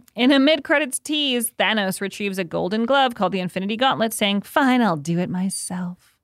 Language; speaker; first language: English; native; English